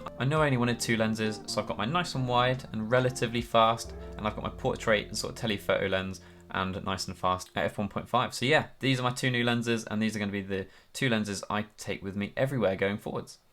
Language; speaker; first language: English; native; English